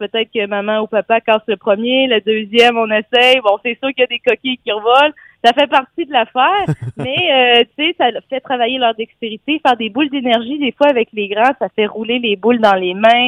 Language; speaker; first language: French; native; French